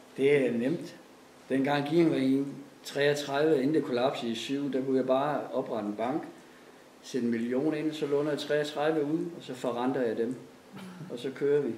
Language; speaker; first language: Danish; native; Danish